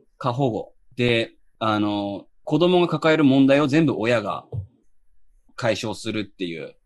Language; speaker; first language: Japanese; native; Japanese